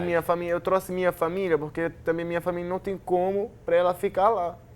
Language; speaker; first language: Portuguese; non-native, learner; Arabic